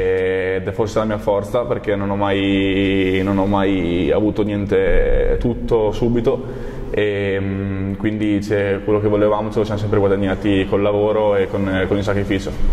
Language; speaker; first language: Italian; native; Italian